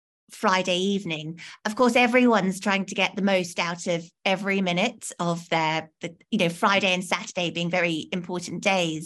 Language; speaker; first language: English; native; English